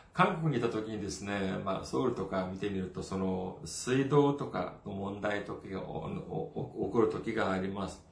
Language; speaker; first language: Japanese; non-native, fluent; Korean